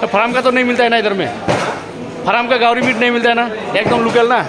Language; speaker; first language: Hindi; non-native, local second language; Assamese